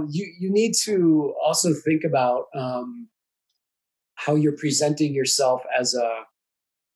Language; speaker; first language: English; native; English